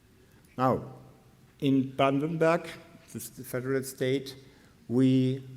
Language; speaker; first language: English; non-native, fluent; German